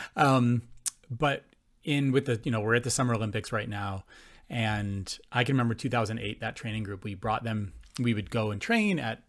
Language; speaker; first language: English; native; English